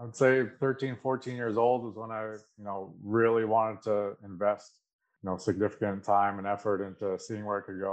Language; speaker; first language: English; native; English